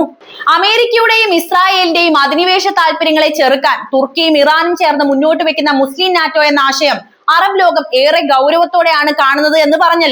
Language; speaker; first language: Malayalam; native; Malayalam